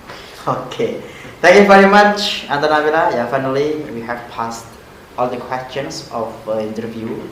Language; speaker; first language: English; non-native, fluent; Indonesian